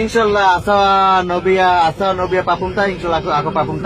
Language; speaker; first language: Filipino; non-native, learner; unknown